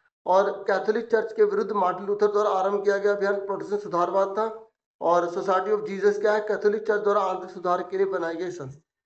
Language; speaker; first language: Hindi; native; Hindi